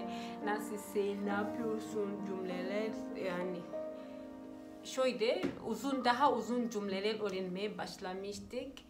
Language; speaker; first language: Turkish; non-native, fluent; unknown